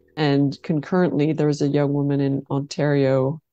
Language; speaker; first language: English; native; English